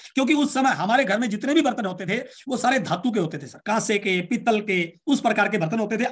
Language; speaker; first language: Hindi; native; Hindi